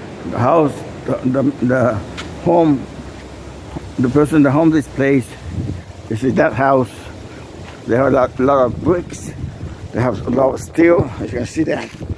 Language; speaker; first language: English; non-native, fluent; Spanish